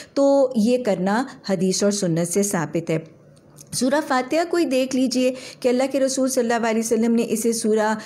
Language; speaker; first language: Urdu; native; Urdu